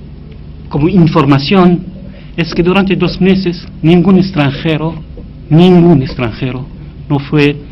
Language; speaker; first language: Spanish; non-native, fluent; Arabic